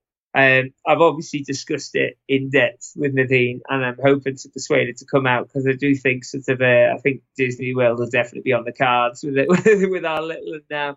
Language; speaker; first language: English; native; English